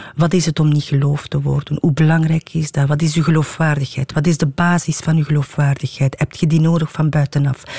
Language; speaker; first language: Dutch; native; Dutch